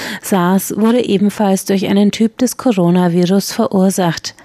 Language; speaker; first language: German; native; German